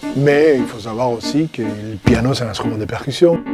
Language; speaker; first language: French; non-native, fluent; Spanish